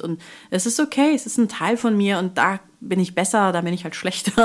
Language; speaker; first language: German; native; German